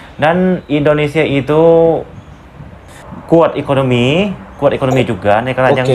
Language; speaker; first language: Indonesian; non-native, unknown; Lao